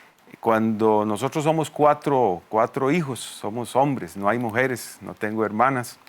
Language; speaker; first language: Spanish; native; Spanish